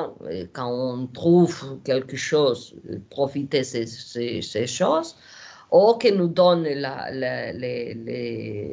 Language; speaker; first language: French; non-native, learner; Portuguese